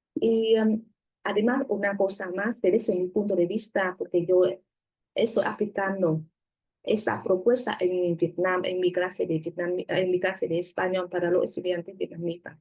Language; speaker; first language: Spanish; non-native, fluent; Vietnamese